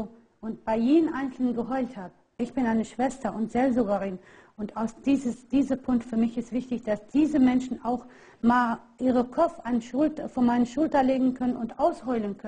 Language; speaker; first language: German; non-native, fluent; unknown